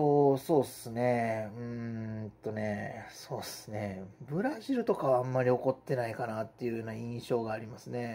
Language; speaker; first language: Japanese; native; Japanese